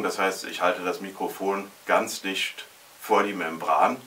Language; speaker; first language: German; native; German